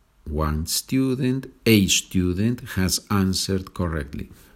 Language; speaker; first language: English; non-native, fluent; Spanish